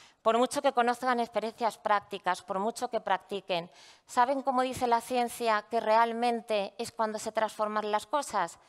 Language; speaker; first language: Spanish; native; Spanish